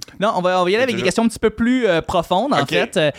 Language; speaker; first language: French; native; French